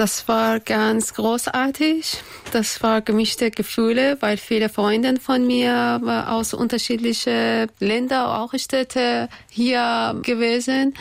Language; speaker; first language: German; non-native, learner; Persian